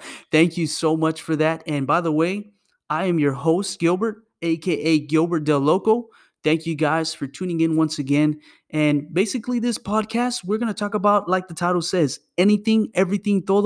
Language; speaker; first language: English; early bilingual, other home language; Spanish